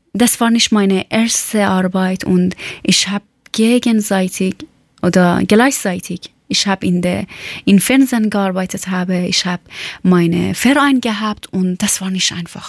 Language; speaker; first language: German; non-native, learner; Persian